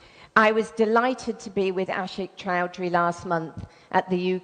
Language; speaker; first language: English; native; English